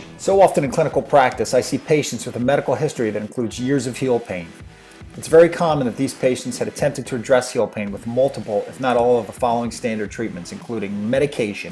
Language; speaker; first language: English; native; English